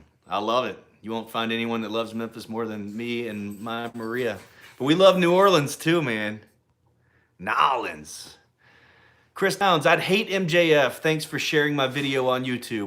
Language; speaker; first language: English; native; English